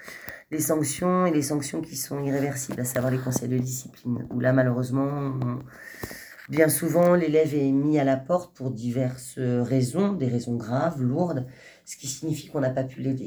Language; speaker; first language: French; native; French